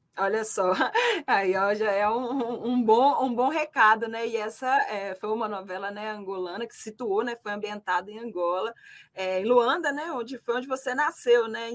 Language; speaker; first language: Portuguese; native; Portuguese